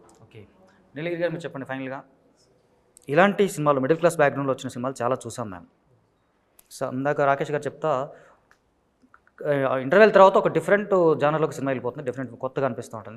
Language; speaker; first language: Telugu; native; Telugu